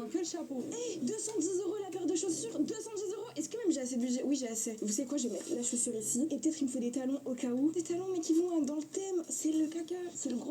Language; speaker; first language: French; native; French